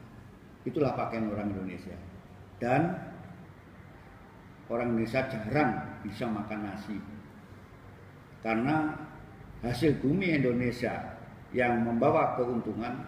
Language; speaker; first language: Indonesian; native; Indonesian